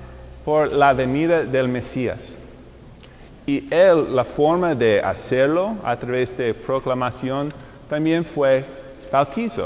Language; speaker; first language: Spanish; non-native, fluent; English